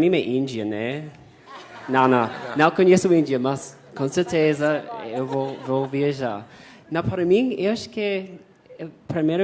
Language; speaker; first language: Portuguese; non-native, fluent; English